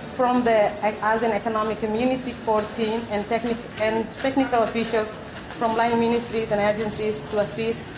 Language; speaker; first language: English; non-native, fluent; Tetum